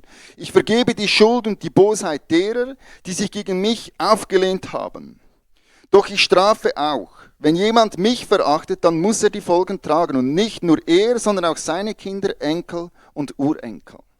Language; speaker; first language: German; native; German